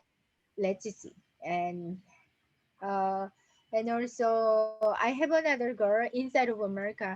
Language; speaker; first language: English; non-native, learner; Korean